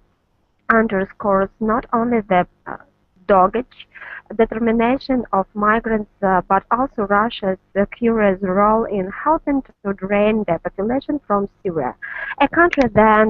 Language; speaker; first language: English; non-native, learner; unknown